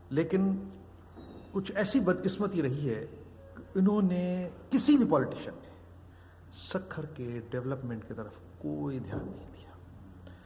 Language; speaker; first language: Urdu; non-native, local second language; Sindhi